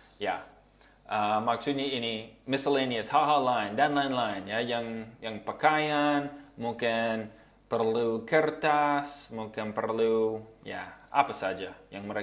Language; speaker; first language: Indonesian; non-native, fluent; English